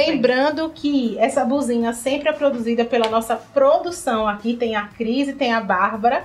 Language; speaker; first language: Portuguese; native; Portuguese